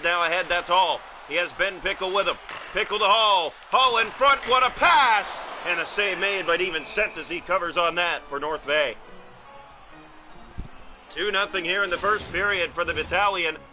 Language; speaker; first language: English; native; English